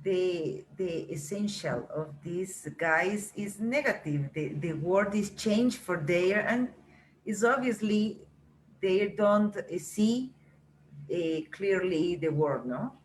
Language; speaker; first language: English; non-native, learner; Spanish